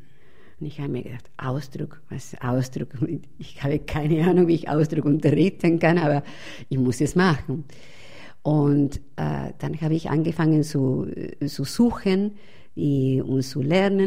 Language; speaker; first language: German; non-native, fluent; Spanish